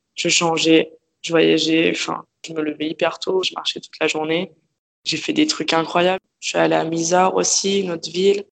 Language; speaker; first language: French; native; French